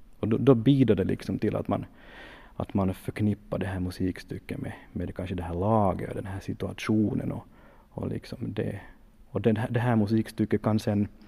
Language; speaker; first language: Swedish; native; Swedish